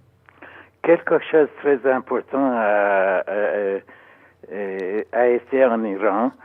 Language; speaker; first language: French; non-native, learner; Persian